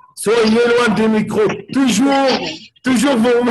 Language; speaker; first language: French; non-native, fluent; Arabic